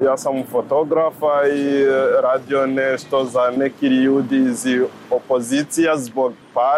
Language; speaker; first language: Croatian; non-native, learner; Rundi